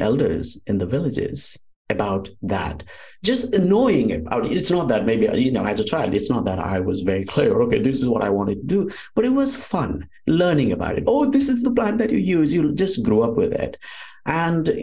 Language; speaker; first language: English; non-native, local second language; Nepali